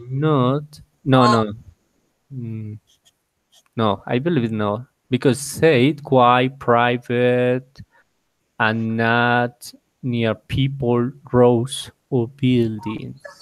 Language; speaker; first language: English; non-native, learner; Spanish